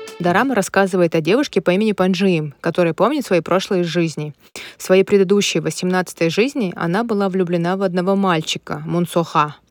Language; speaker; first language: Russian; native; Russian